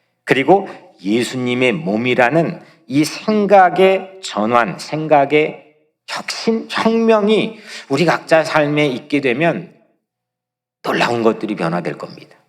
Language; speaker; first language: Korean; native; Korean